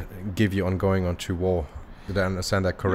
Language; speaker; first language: English; non-native, fluent; German